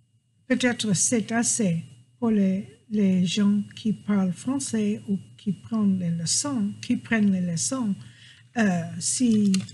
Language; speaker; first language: French; non-native, fluent; English